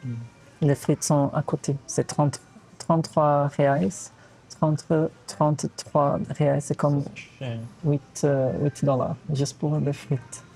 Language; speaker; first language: French; non-native, fluent; Portuguese